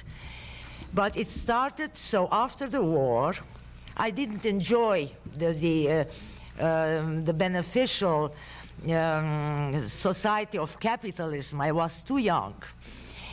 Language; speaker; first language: English; non-native, fluent; Romanian